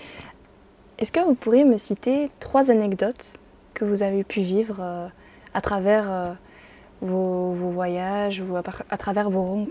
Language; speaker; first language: French; native; French